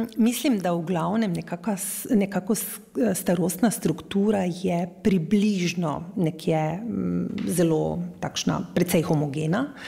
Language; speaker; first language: Slovenian; native; Slovenian